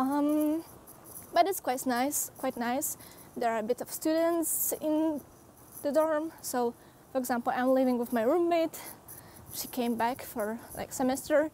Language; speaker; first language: English; non-native, fluent; Polish